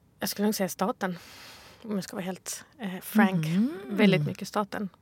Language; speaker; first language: Swedish; early bilingual, other home language; Arabic